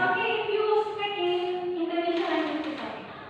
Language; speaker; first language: English; non-native, learner; Indonesian